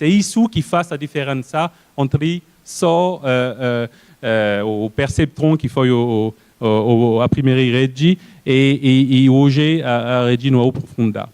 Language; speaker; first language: Portuguese; non-native, fluent; French